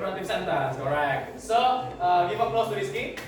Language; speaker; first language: English; non-native, learner; Indonesian